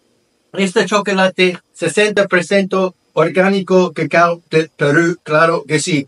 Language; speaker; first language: Spanish; non-native, learner; English